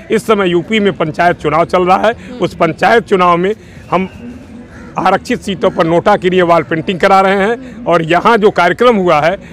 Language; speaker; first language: Hindi; native; Hindi